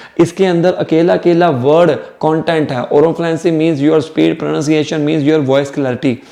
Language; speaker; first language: Hindi; non-native, local second language; Punjabi